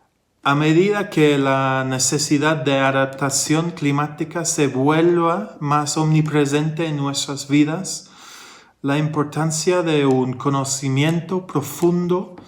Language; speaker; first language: Spanish; non-native, fluent; English